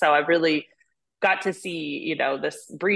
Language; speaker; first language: English; native; English